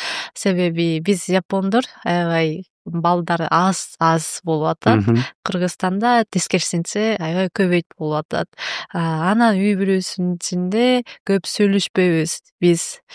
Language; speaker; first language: Kyrgyz; non-native, learner; Japanese